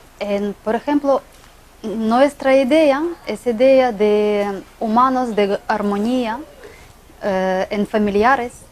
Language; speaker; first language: Spanish; non-native, learner; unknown